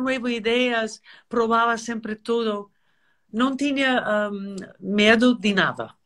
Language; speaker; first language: Spanish; non-native, learner; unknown